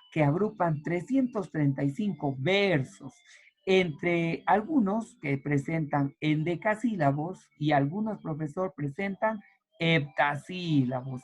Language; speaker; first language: Spanish; native; Spanish